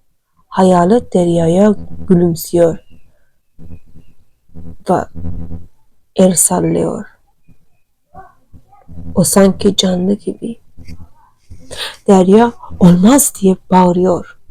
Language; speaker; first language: Turkish; non-native, learner; Turkmen